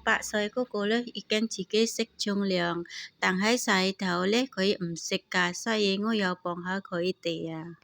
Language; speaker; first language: Cantonese; non-native, learner; Indonesian